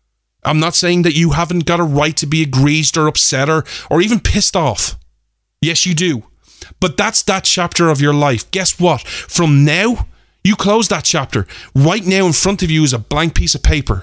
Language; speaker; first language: English; native; English